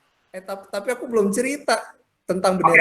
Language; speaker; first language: Indonesian; native; Indonesian